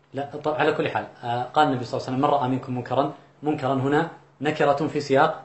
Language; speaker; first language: Arabic; native; Arabic